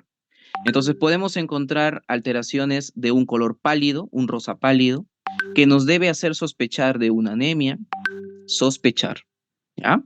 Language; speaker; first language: Spanish; native; Spanish